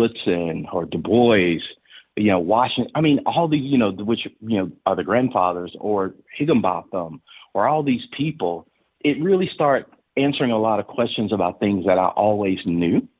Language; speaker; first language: English; native; English